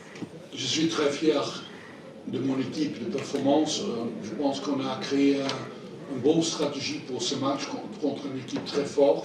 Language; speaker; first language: French; non-native, fluent; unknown